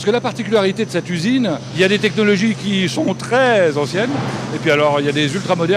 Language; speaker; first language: French; native; French